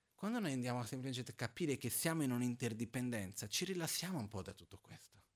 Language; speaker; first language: Italian; non-native, fluent; Portuguese